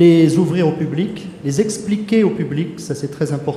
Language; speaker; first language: French; native; French